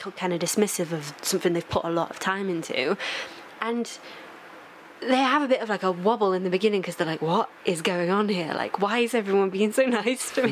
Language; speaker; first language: English; native; English